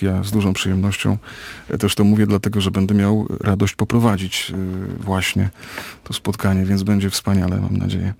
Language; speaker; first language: Polish; native; Polish